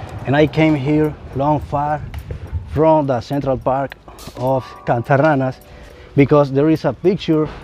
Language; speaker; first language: English; non-native, learner; Spanish